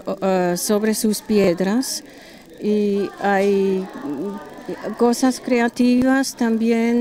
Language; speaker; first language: Spanish; non-native, learner; German